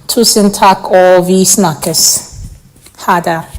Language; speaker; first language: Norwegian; non-native, learner; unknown